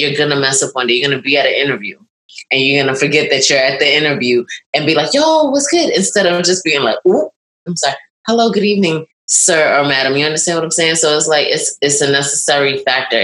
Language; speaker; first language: English; native; English